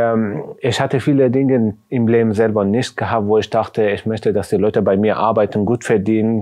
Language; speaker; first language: German; non-native, fluent; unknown